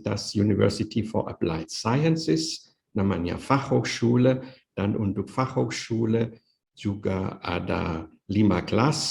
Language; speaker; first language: Indonesian; non-native, fluent; German